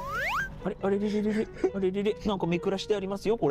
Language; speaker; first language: Japanese; native; Japanese